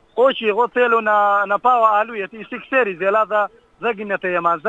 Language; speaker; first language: Greek; non-native, learner; Kurdish